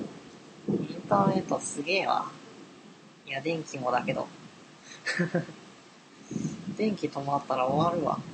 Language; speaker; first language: Japanese; native; Japanese